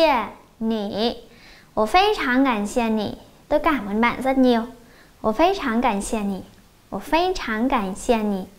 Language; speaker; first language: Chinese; non-native, fluent; Vietnamese